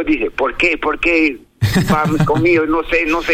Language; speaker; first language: Spanish; non-native, learner; English